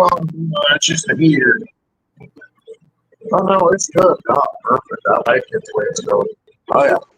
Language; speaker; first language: English; native; English